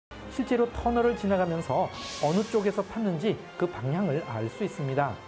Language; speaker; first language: Korean; native; Korean